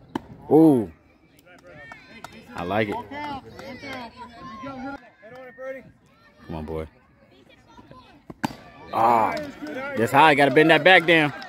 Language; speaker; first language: English; native; English